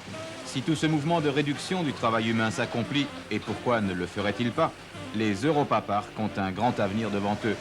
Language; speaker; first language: French; native; French